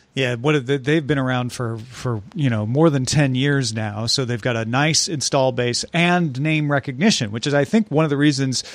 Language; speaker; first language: English; native; English